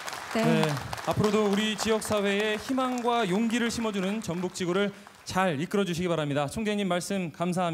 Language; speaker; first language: Korean; native; Korean